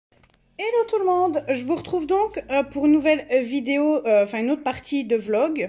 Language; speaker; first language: French; native; French